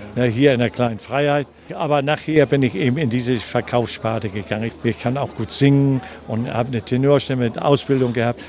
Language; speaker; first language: German; native; German